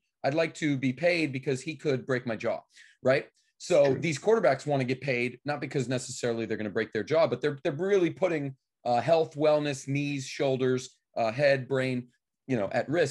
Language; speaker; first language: English; native; English